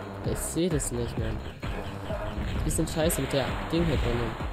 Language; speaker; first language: German; native; German